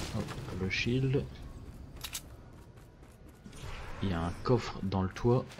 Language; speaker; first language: French; native; French